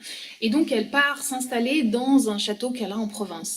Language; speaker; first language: French; native; French